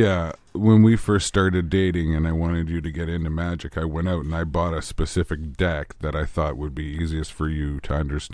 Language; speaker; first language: English; native; English